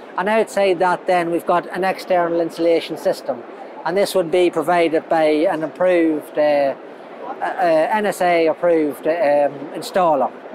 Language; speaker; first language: English; native; English